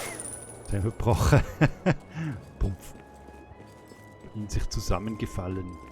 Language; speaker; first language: German; native; German